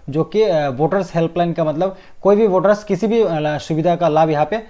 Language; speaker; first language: Hindi; non-native, fluent; Bangla